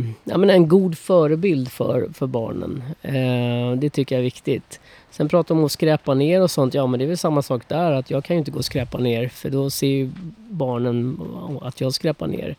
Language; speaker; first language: Swedish; native; Swedish